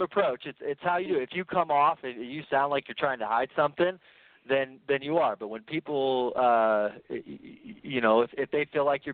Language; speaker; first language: English; native; English